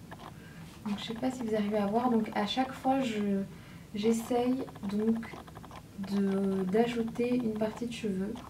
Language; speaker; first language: French; native; French